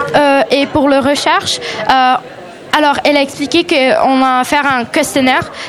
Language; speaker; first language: French; non-native, learner; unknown